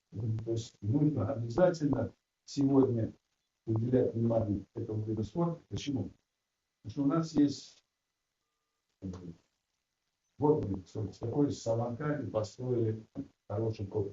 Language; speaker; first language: Russian; non-native, local second language; Uzbek